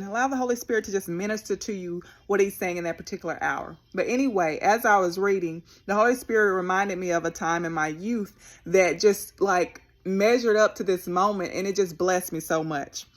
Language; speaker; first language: English; native; English